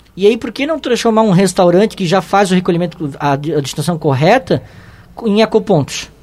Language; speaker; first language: Portuguese; native; Portuguese